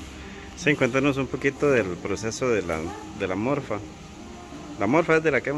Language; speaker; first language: Spanish; native; Spanish